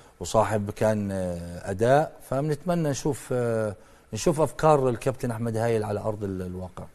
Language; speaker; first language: Arabic; native; Arabic